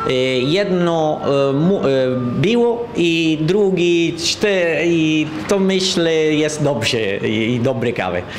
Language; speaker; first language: Polish; non-native, learner; Italian